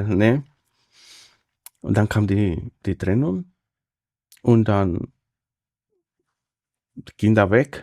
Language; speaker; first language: German; non-native, fluent; Spanish